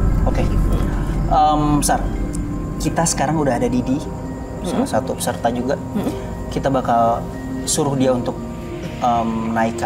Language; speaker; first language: Indonesian; native; Indonesian